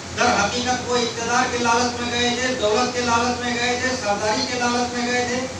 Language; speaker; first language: Urdu; non-native, local second language; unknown